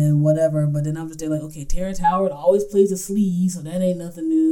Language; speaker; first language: English; native; English